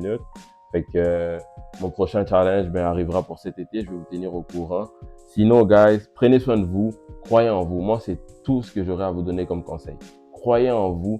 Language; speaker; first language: French; native; French